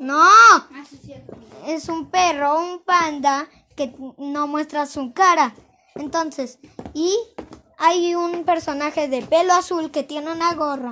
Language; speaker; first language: Spanish; native; Spanish